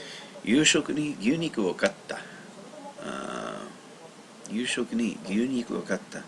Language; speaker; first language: Japanese; non-native, learner; English